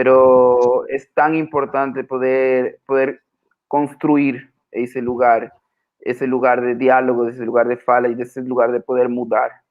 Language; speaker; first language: Portuguese; non-native, fluent; Spanish